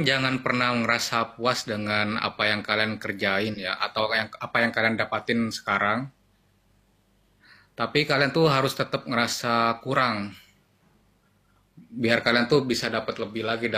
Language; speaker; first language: Indonesian; native; Indonesian